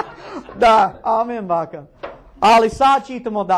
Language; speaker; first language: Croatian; non-native, learner; English